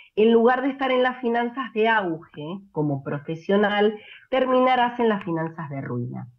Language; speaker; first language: Spanish; native; Spanish